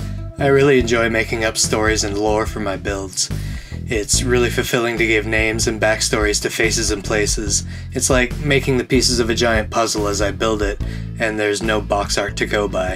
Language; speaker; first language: English; native; English